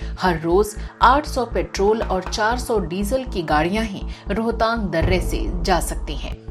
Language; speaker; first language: Hindi; native; Hindi